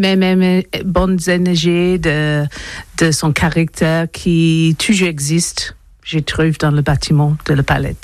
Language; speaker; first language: French; non-native, learner; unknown